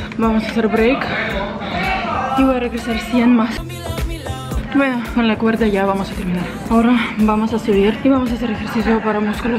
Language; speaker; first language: Spanish; non-native, fluent; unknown